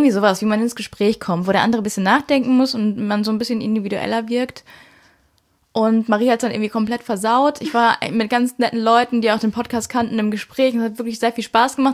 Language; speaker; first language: German; native; German